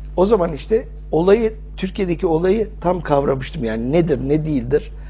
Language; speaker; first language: Turkish; early bilingual, heritage; English